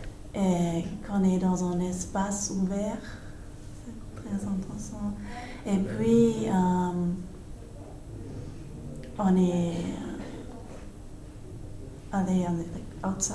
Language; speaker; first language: French; non-native, learner; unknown